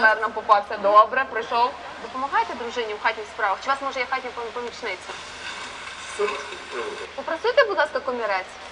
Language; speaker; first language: Ukrainian; native; Ukrainian